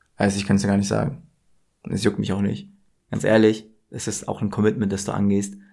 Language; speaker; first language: German; native; German